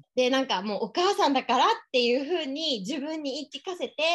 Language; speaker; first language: Japanese; early bilingual, other home language; English